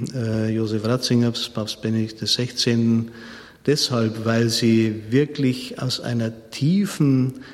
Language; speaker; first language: German; native; German